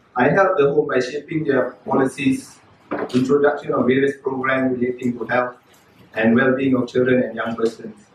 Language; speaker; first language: English; non-native, local second language; Malay